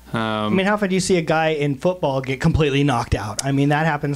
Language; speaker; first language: English; native; English